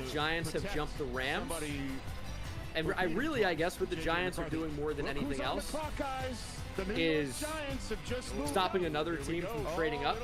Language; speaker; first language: English; native; English